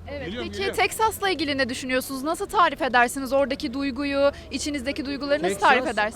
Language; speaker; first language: Turkish; native; Turkish